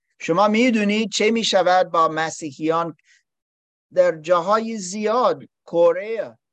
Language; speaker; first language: Persian; non-native, learner; English